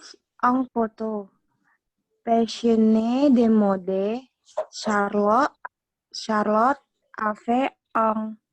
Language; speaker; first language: French; non-native, learner; Indonesian